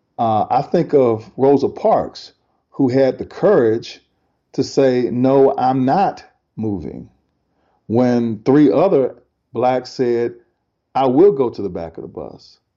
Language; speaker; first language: English; native; English